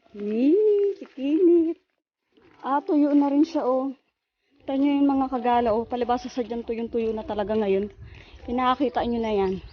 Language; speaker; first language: Filipino; non-native, local second language; Bikol